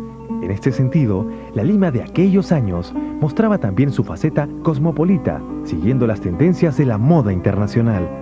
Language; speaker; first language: Spanish; native; Spanish